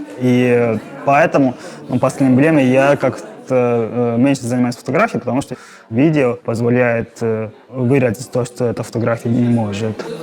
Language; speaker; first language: Russian; non-native, fluent; Japanese